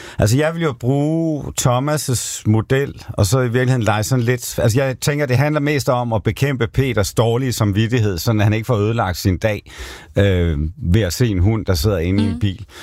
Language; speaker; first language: Danish; native; Danish